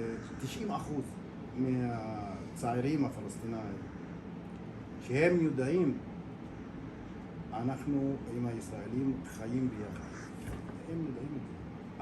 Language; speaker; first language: Hebrew; non-native, local second language; Arabic